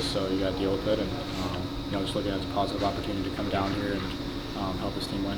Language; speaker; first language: English; native; English